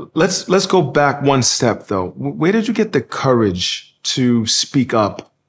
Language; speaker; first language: English; native; English